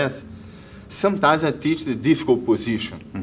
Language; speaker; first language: English; non-native, learner; Portuguese